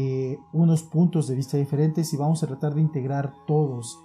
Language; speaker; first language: Spanish; native; Spanish